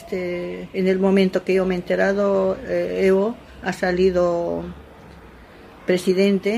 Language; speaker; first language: Spanish; non-native, local second language; Aymara